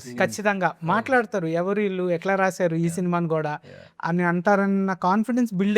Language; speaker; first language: Telugu; native; Telugu